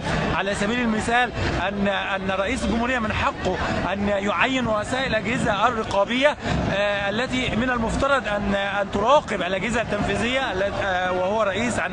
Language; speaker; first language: Arabic; native; Arabic